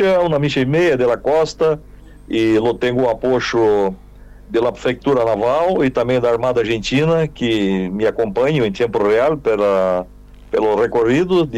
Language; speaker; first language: Spanish; non-native, learner; Portuguese